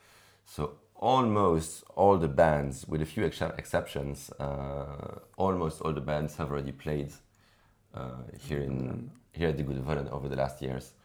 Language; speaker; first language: English; non-native, fluent; French